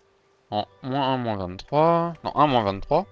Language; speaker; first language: French; native; French